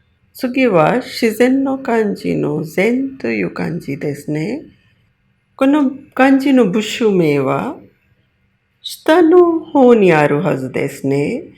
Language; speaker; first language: Japanese; non-native, fluent; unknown